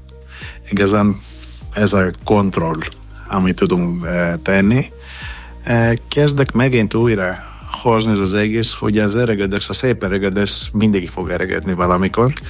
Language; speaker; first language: Hungarian; non-native, fluent; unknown